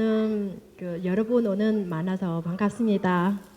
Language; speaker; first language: Korean; non-native, learner; Vietnamese